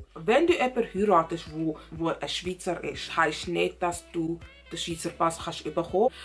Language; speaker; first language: German; non-native, fluent; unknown